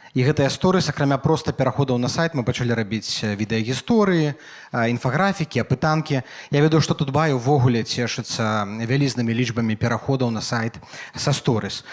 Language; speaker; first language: Belarusian; native; Belarusian